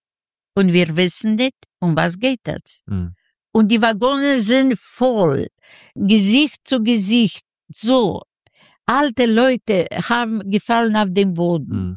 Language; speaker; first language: German; non-native, learner; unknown